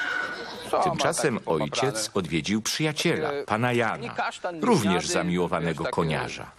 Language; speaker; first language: Polish; native; Polish